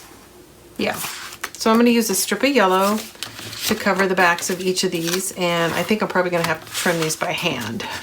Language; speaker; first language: English; native; English